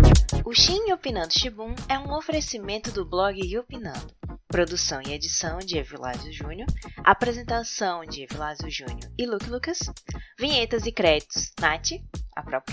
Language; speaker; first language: Portuguese; native; Portuguese